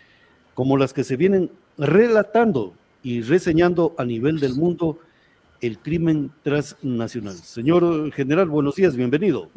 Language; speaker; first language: Spanish; native; Spanish